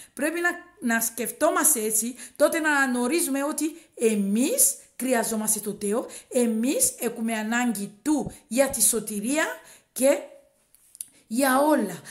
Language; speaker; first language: Greek; non-native, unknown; Swahili